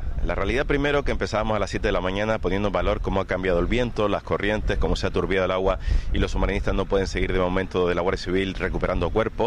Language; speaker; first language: Spanish; native; Spanish